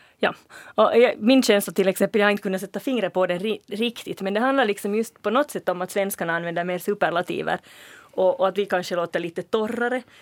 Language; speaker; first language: Swedish; native; Swedish